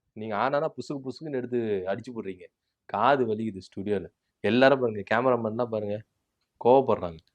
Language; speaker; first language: Tamil; native; Tamil